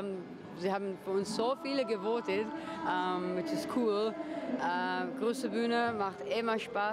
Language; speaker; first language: German; non-native, learner; English